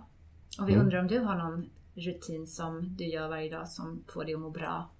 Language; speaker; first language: Swedish; native; Swedish